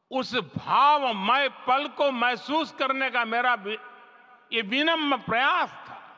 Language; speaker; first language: Hindi; non-native, local second language; Gujarati